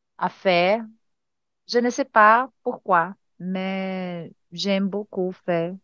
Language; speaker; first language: French; non-native, learner; Portuguese